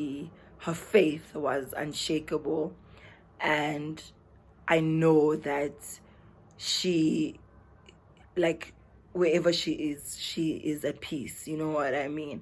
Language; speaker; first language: English; non-native, local second language; Zulu